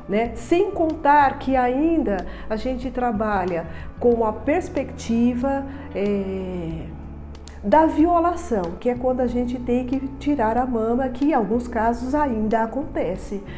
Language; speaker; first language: Portuguese; native; Portuguese